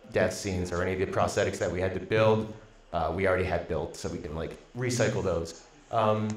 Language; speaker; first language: English; native; English